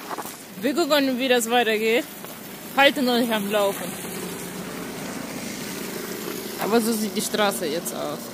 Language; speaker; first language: German; non-native, fluent; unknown